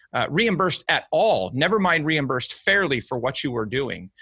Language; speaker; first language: English; native; English